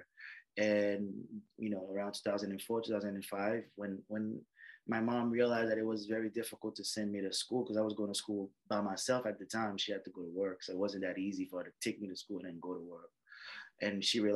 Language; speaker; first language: English; non-native, fluent; French